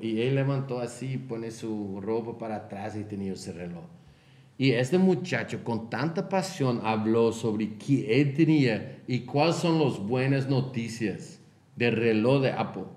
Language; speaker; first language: Spanish; non-native, fluent; Portuguese